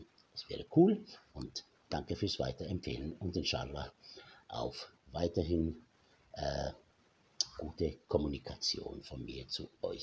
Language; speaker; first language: German; non-native, fluent; Arabic